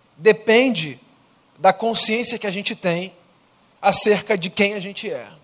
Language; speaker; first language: Portuguese; native; Portuguese